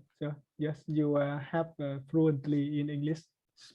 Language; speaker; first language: English; non-native, learner; Vietnamese